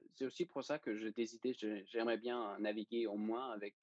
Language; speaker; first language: French; non-native, fluent; Danish